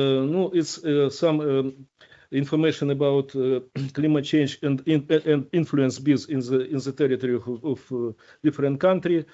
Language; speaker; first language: English; non-native, learner; Ukrainian